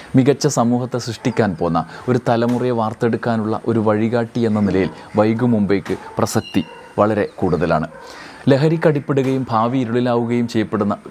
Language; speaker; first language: Malayalam; native; Malayalam